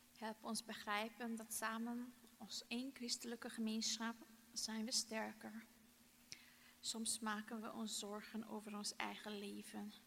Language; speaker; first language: Dutch; non-native, fluent; Hungarian